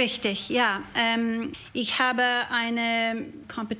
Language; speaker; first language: German; non-native, learner; English